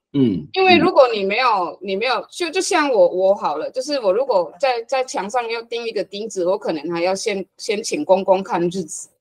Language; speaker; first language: Chinese; non-native, fluent; Hakka Chinese